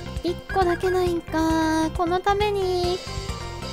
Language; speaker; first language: Japanese; native; Japanese